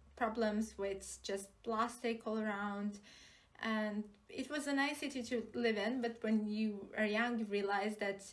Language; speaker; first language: English; non-native, fluent; Serbian